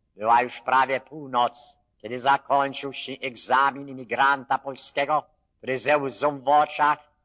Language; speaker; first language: Polish; early bilingual, heritage; Polish